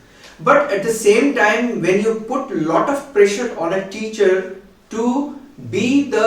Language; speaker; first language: English; non-native, local second language; Hindi